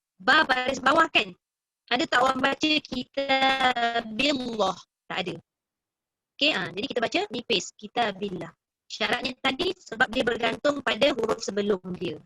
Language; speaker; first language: Malay; native; Malay